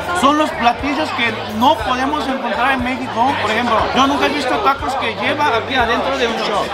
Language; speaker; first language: Spanish; non-native, fluent; Korean